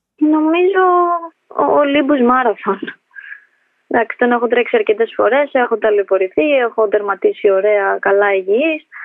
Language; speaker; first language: Greek; early bilingual, other home language; Albanian